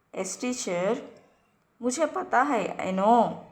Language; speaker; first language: Hindi; non-native, local second language; Telugu